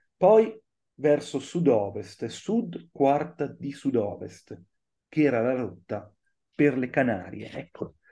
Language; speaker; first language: Italian; native; Italian